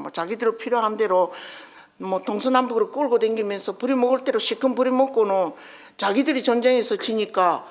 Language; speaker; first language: Korean; early bilingual, heritage; Korean